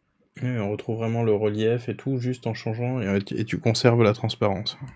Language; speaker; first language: French; native; French